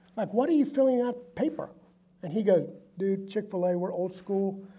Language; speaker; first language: English; early bilingual, other home language; Spanish